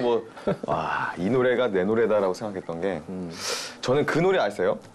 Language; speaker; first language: Korean; native; Korean